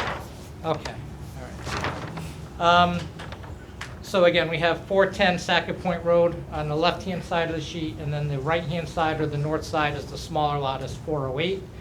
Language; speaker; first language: English; native; English